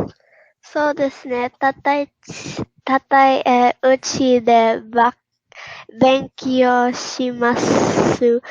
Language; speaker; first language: Japanese; non-native, learner; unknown